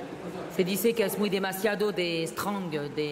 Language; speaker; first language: Spanish; non-native, learner; French